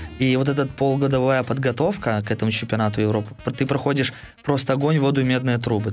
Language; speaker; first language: Russian; native; Russian